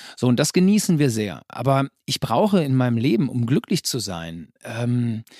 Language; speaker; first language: German; native; German